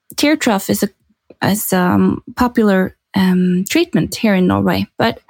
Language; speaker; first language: English; non-native, fluent; Norwegian